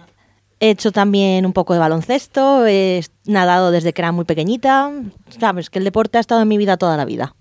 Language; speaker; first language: Spanish; native; Spanish